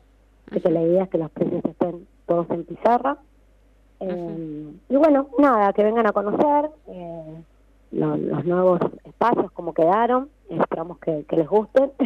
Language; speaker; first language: Spanish; native; Spanish